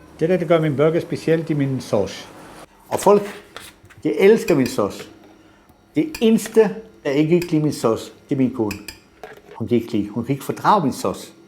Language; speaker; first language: Danish; non-native, fluent; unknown